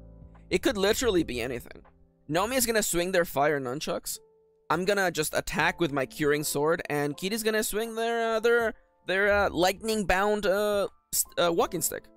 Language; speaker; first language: English; native; English